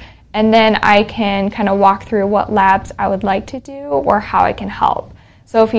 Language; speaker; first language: English; native; English